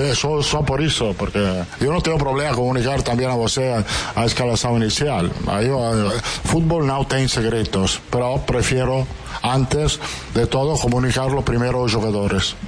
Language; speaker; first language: Portuguese; non-native, fluent; Italian